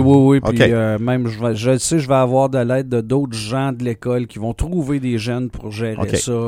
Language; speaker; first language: French; native; French